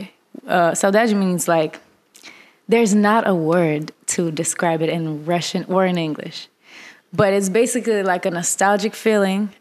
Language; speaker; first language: English; non-native, fluent; Russian